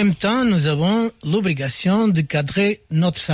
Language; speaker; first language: French; non-native, fluent; Portuguese